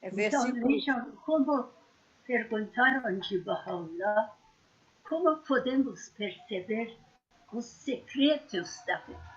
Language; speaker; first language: Portuguese; non-native, fluent; Persian